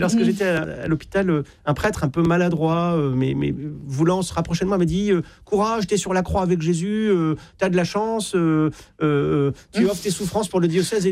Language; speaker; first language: French; native; French